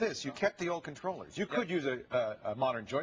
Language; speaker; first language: English; native; English